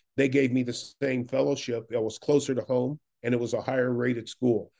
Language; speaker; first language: English; native; English